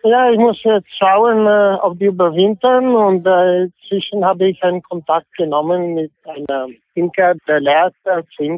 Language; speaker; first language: German; non-native, fluent; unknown